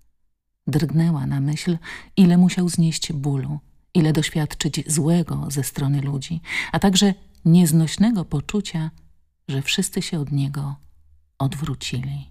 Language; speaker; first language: Polish; native; Polish